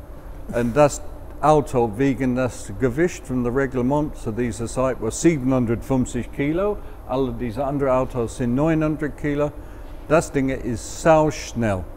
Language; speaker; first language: German; non-native, fluent; English